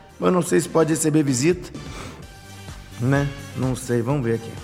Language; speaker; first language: Portuguese; native; Portuguese